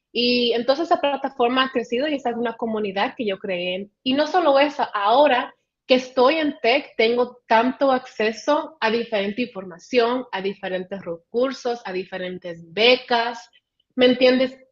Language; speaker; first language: Spanish; early bilingual, heritage; Spanish